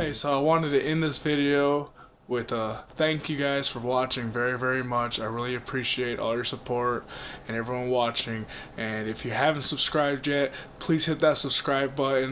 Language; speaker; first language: English; native; English